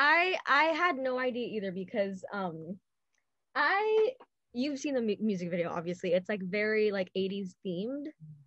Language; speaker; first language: English; native; English